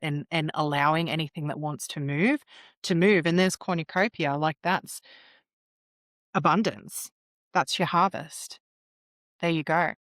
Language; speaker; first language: English; native; English